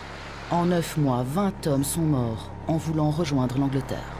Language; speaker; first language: French; native; French